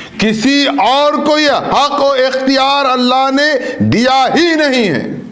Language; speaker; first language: Urdu; native; Urdu